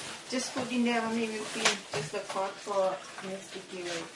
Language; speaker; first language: English; non-native, learner; Thai